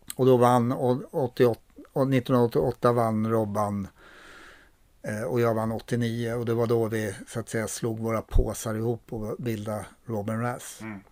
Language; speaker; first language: Swedish; native; Swedish